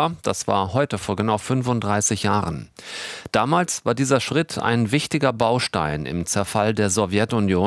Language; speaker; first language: German; native; German